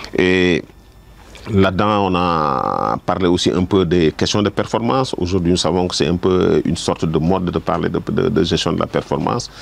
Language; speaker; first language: French; non-native, local second language; Wolof